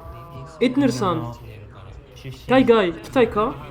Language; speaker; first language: Japanese; non-native, learner; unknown